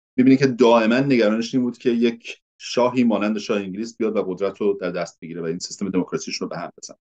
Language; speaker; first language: Persian; early bilingual, heritage; Persian